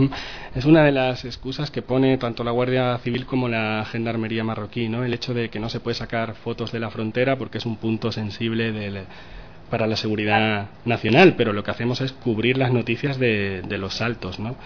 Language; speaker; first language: Spanish; native; Spanish